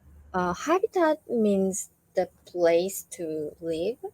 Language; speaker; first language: English; non-native, learner; Japanese